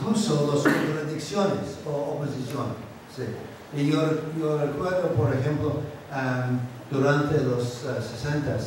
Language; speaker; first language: Spanish; non-native, fluent; English